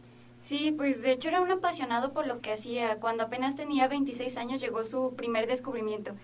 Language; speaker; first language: Spanish; native; Spanish